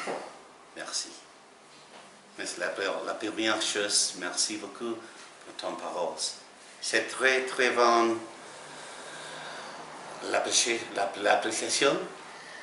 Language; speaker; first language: French; non-native, learner; Spanish